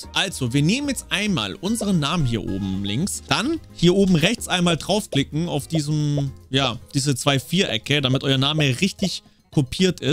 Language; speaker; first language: German; native; German